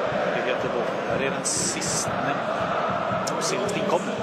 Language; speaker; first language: Swedish; native; Swedish